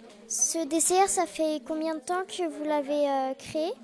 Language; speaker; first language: French; native; French